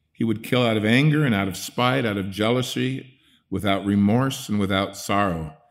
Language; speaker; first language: English; early bilingual, other home language; Dutch